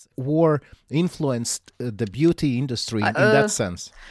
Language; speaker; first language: English; non-native, fluent; Latvian